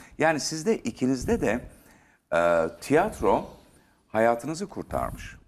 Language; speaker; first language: Turkish; native; Turkish